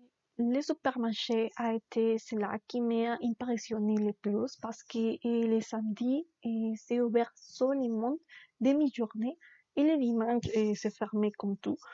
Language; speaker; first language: French; non-native, learner; Spanish